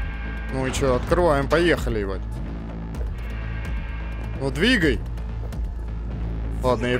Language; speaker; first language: Russian; native; Russian